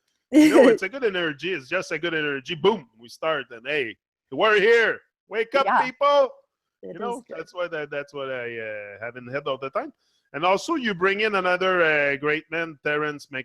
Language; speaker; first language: English; non-native, fluent; French